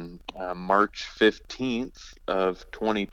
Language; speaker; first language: English; native; English